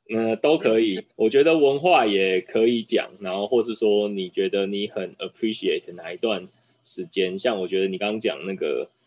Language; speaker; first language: Chinese; native; Chinese